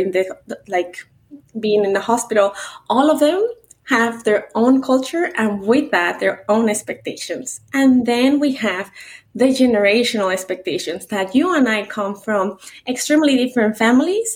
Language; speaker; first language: English; non-native, fluent; Spanish